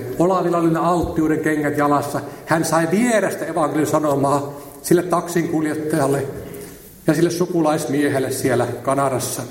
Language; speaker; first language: Finnish; native; Finnish